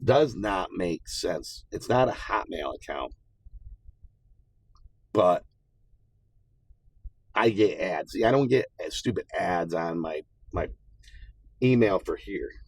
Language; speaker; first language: English; native; English